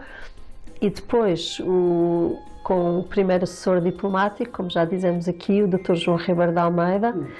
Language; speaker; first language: Portuguese; native; Portuguese